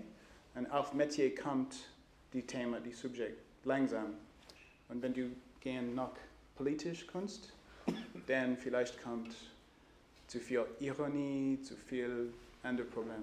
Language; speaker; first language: German; non-native, learner; English